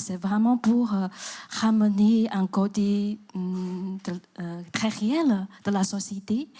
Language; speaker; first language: French; non-native, fluent; Chinese